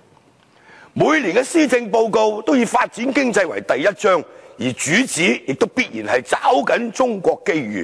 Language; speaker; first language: Chinese; non-native, local second language; Cantonese